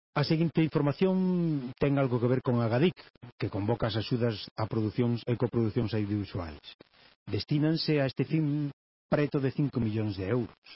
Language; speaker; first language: Galician; native; Galician